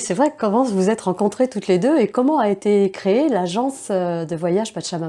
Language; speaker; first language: French; native; French